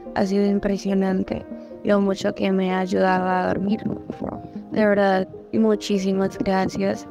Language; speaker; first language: Spanish; native; Spanish